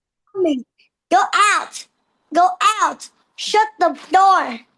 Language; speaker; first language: English; non-native, learner; Vietnamese